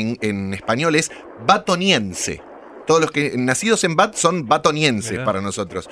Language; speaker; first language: Spanish; native; Spanish